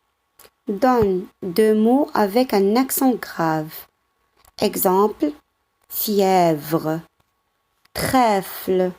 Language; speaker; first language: French; non-native, local second language; Arabic